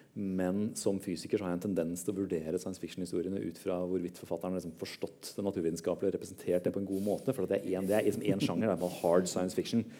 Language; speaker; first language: Norwegian; native; Norwegian